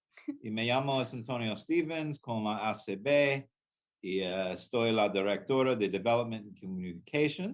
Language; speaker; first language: Spanish; non-native, learner; English